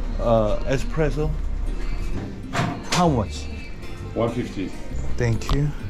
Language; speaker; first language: English; non-native, learner; Korean